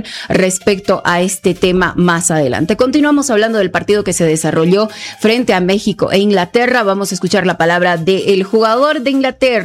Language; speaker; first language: Spanish; native; Spanish